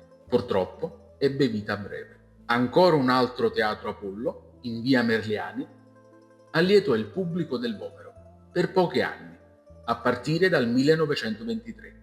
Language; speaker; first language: Italian; native; Italian